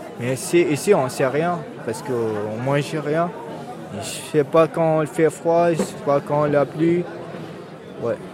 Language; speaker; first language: French; non-native, learner; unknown